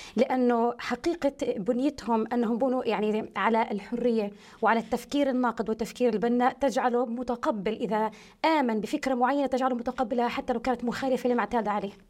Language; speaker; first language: Arabic; early bilingual, heritage; Arabic